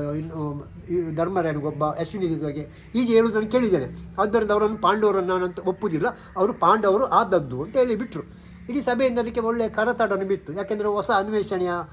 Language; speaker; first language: Kannada; native; Kannada